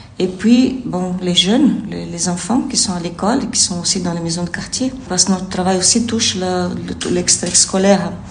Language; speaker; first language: French; non-native, fluent; Portuguese